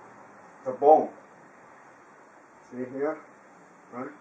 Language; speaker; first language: English; non-native, learner; Chinese